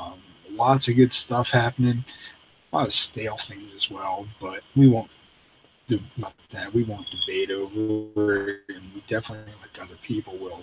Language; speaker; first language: English; native; English